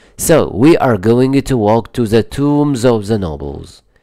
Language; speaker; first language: English; non-native, fluent; Arabic